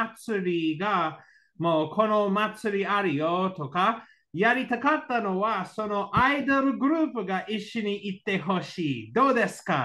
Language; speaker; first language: Japanese; non-native, learner; English